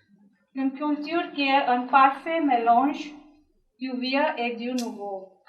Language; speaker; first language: French; non-native, learner; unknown